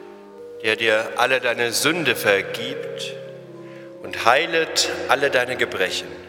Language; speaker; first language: German; native; German